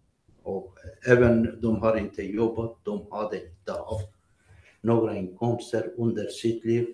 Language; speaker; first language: Swedish; non-native, fluent; Greek